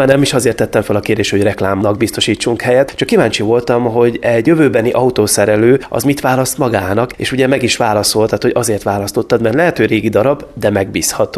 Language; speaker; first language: Hungarian; native; Hungarian